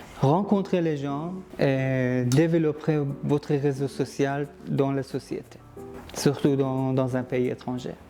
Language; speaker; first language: French; non-native, fluent; Persian